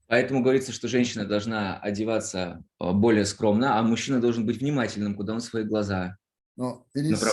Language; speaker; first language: Russian; native; Russian